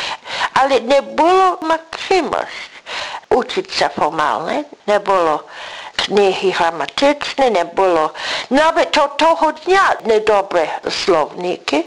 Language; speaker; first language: Ukrainian; early bilingual, heritage; English